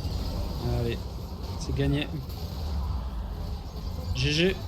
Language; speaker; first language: French; native; French